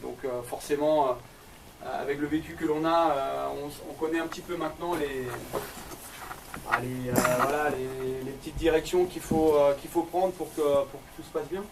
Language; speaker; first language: French; native; French